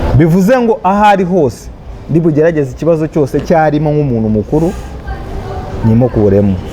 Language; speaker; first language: Kinyarwanda; early bilingual, heritage; Kinyarwanda